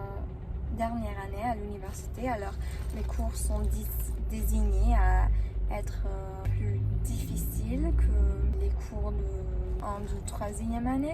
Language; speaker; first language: French; non-native, learner; English